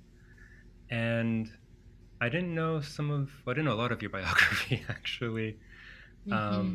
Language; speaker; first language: English; non-native, fluent; Greek